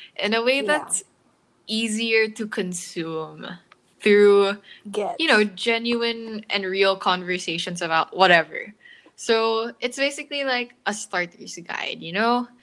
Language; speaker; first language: English; non-native, local second language; Filipino